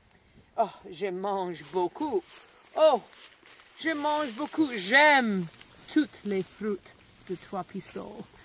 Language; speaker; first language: French; non-native, learner; English